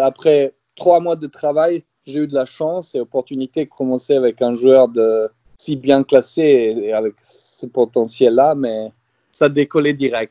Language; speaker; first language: French; non-native, fluent; Serbian